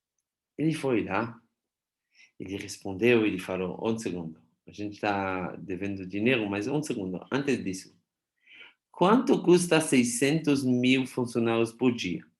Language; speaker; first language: Portuguese; non-native, fluent; Hebrew